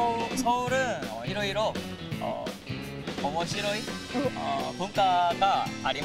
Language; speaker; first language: Japanese; non-native, learner; Korean